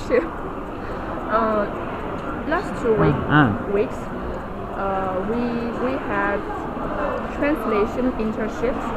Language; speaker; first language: English; non-native, learner; Chinese